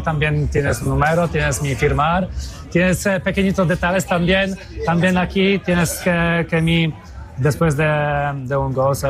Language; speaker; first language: Spanish; non-native, fluent; Polish